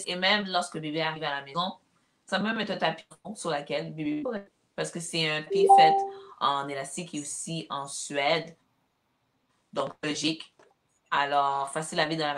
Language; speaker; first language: French; native; French